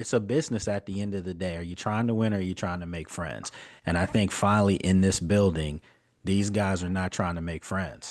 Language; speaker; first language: English; native; English